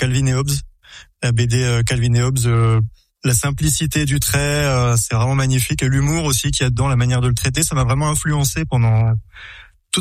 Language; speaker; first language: French; native; French